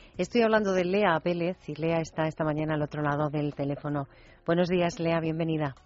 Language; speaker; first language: Spanish; native; Spanish